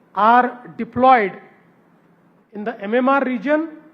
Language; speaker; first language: English; non-native, local second language; Marathi